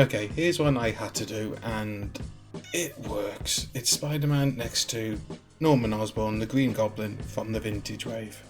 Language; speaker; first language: English; native; English